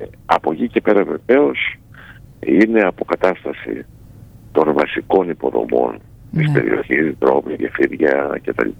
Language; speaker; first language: Greek; native; Greek